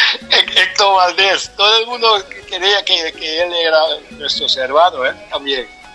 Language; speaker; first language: Spanish; non-native, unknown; Papiamento